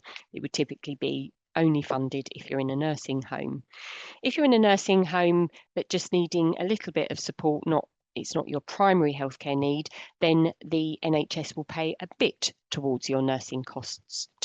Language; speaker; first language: English; native; English